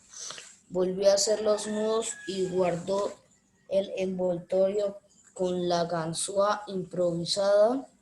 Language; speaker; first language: Spanish; native; Spanish